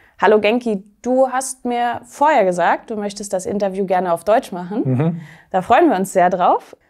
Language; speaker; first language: German; native; German